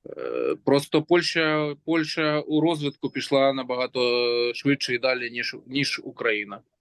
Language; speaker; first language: Ukrainian; native; Ukrainian